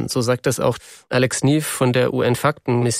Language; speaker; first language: German; native; German